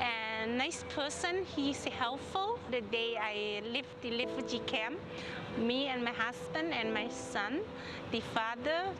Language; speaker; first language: English; non-native, learner; Cantonese